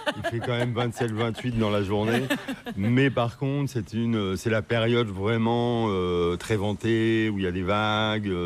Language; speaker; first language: French; native; French